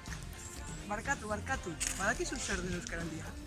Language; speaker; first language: Basque; non-native, local second language; Spanish